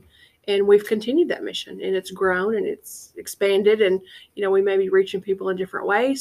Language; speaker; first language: English; native; English